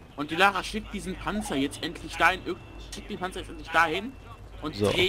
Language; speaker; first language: German; native; German